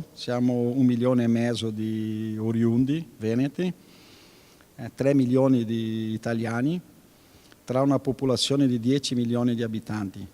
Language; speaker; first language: Italian; early bilingual, heritage; Venetian